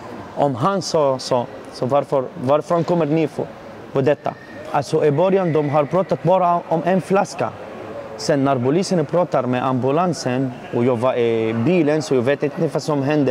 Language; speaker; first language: Swedish; non-native, learner; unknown